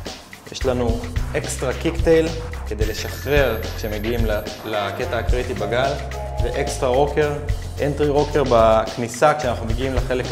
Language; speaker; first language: Hebrew; native; Hebrew